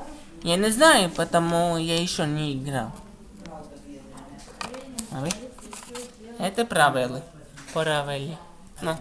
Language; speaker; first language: Russian; non-native, learner; Italian